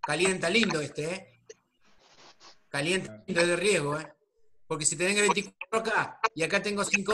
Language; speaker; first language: Spanish; native; Spanish